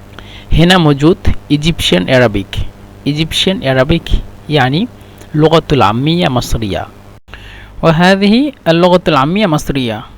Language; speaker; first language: Arabic; non-native, fluent; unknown